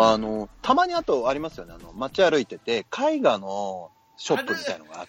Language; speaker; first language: Japanese; native; Japanese